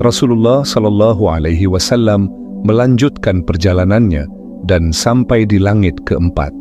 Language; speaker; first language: Indonesian; native; Indonesian